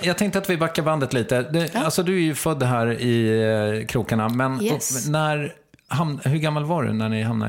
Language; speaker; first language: Swedish; native; Swedish